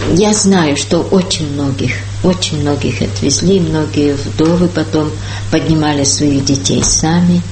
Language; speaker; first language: Russian; early bilingual, heritage; Russian